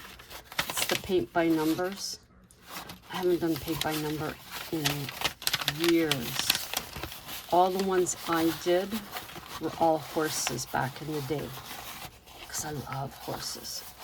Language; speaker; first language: English; native; English